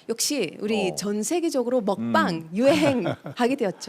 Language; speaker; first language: Korean; non-native, fluent; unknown